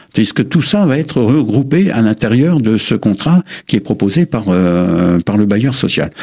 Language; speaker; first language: French; native; French